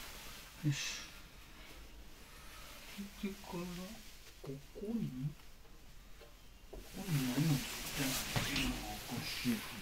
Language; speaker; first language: Japanese; native; Japanese